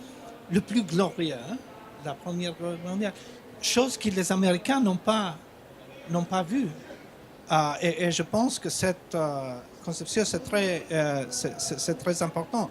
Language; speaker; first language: French; non-native, fluent; Albanian